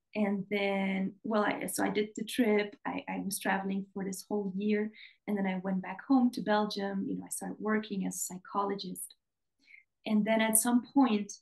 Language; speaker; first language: English; non-native, fluent; Dutch